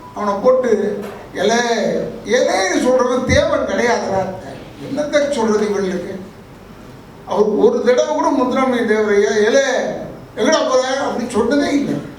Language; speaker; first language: Tamil; non-native, local second language; Telugu